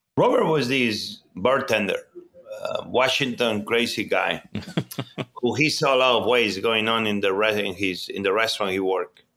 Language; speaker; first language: English; non-native, fluent; Spanish